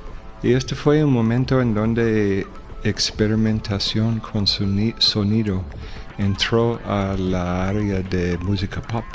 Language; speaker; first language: Spanish; non-native, fluent; English